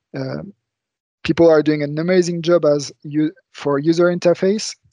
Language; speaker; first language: English; non-native, fluent; French